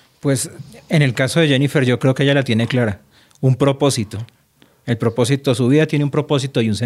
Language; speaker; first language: Spanish; native; Spanish